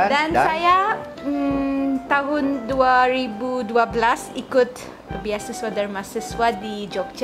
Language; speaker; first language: Indonesian; non-native, fluent; Manipuri